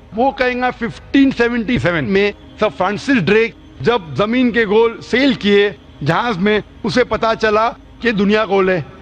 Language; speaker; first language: Urdu; non-native, local second language; Konkani